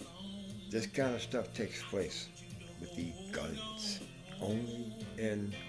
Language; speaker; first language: English; native; English